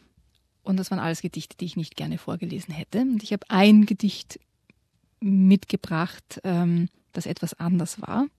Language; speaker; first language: German; native; German